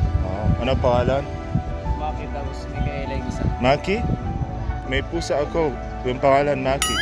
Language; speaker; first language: Filipino; non-native, learner; Arabic